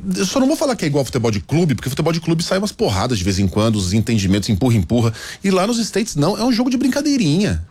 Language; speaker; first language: Portuguese; native; Portuguese